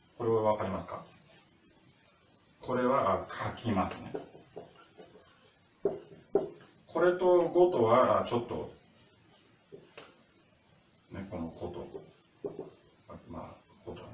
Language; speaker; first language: Japanese; non-native, fluent; Russian